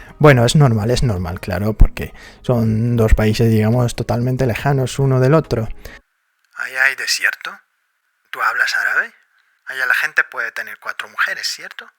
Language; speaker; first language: Spanish; non-native, fluent; Arabic